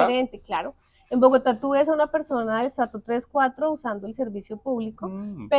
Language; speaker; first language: Spanish; native; Spanish